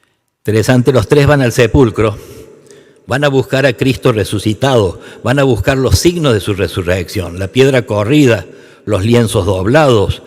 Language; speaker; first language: Spanish; native; Spanish